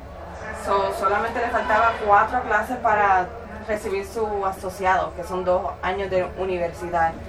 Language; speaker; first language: Spanish; early bilingual, heritage; Spanish